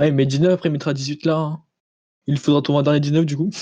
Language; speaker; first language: French; native; French